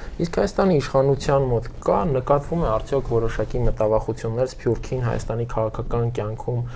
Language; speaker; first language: Armenian; native; Armenian